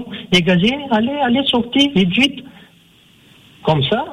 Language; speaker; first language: French; non-native, learner; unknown